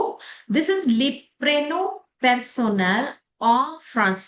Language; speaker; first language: French; non-native, fluent; Hindi